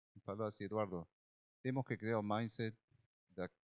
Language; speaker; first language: Portuguese; non-native, learner; Spanish